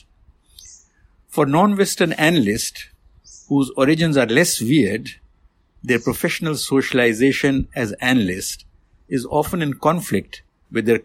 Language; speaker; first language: English; non-native, local second language; Hindi